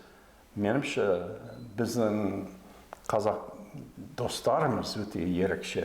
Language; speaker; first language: Kazakh; non-native, fluent; English